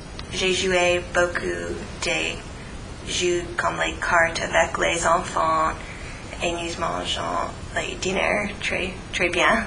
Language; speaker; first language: French; non-native, learner; English